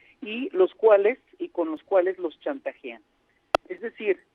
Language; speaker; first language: Spanish; native; Spanish